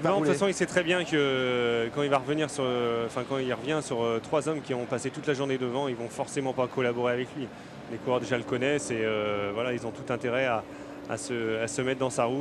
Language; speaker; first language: French; native; French